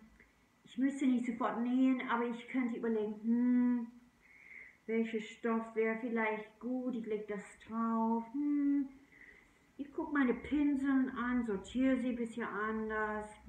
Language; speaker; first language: German; non-native, fluent; English